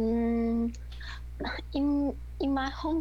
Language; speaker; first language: English; non-native, learner; Chinese